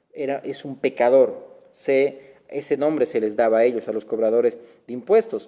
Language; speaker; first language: Spanish; native; Spanish